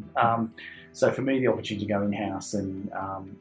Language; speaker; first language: English; native; English